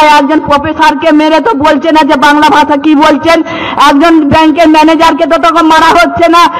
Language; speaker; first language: Bangla; non-native, local second language; Santali